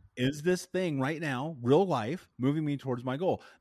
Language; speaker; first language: English; native; English